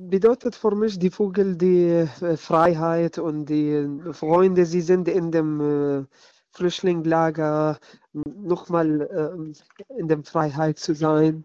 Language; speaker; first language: German; non-native, learner; Arabic